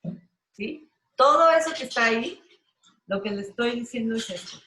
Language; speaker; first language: Spanish; native; Spanish